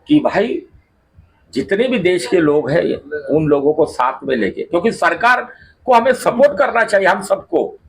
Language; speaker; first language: Hindi; non-native, local second language; Marathi